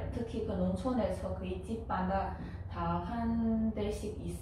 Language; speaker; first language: Korean; non-native, fluent; Chinese